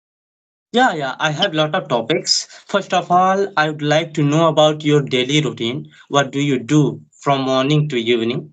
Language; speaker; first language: English; non-native, learner; Hindi